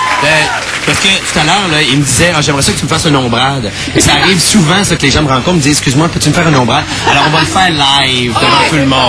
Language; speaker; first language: French; native; French